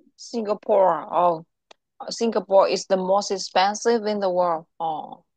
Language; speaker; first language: English; non-native, local second language; Vietnamese